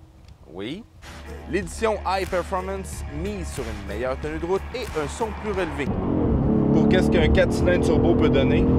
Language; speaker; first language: French; native; French